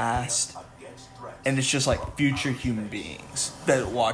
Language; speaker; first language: English; native; English